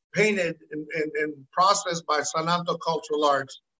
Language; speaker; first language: English; early bilingual, other home language; Spanish